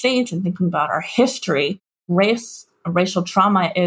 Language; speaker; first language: English; native; English